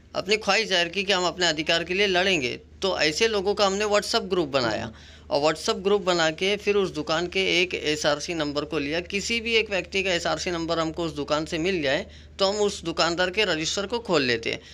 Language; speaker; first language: Hindi; non-native, local second language; Urdu